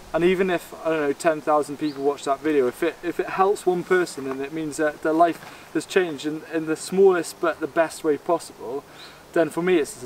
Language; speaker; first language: English; native; English